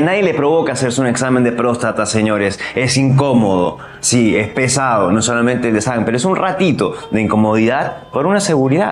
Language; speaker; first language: Spanish; native; Spanish